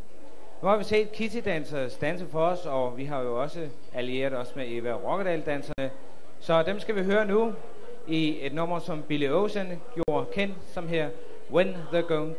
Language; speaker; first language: Danish; native; Danish